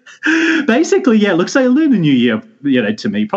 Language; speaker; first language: English; native; English